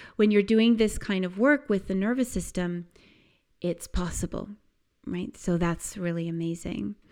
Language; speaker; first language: English; native; English